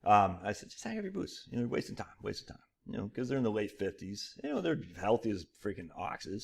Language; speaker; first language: English; native; English